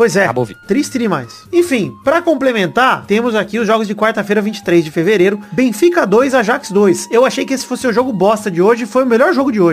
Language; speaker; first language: Portuguese; native; Portuguese